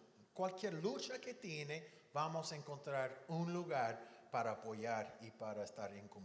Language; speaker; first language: Spanish; non-native, fluent; English